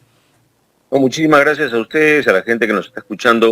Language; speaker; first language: Spanish; native; Spanish